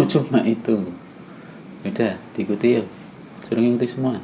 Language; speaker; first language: Indonesian; native; Indonesian